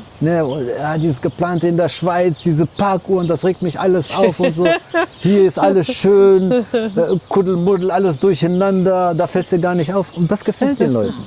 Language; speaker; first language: German; early bilingual, other home language; Arabic